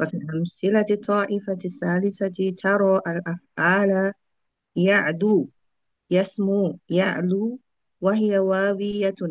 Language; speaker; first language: Arabic; non-native, learner; Indonesian